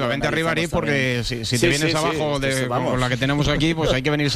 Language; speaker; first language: Spanish; native; Spanish